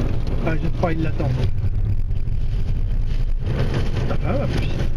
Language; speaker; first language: French; native; French